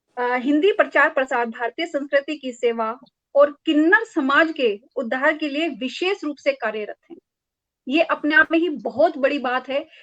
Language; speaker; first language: Hindi; native; Hindi